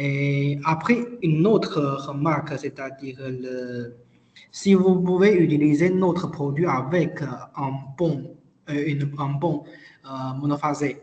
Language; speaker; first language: French; non-native, learner; Chinese